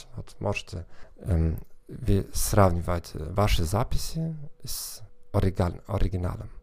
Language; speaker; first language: Russian; non-native, fluent; German